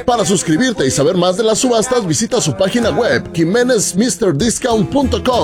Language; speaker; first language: Spanish; native; Spanish